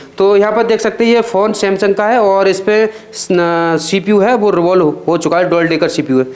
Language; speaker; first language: Hindi; native; Hindi